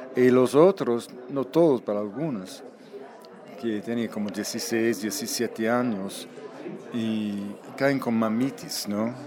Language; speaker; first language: Spanish; non-native, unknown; English